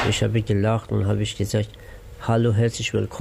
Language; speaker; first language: German; non-native, learner; Persian